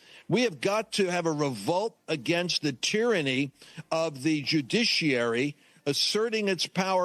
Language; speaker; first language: English; native; English